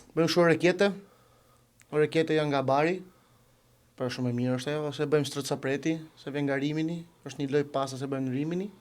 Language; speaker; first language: Albanian; early bilingual, heritage; Italian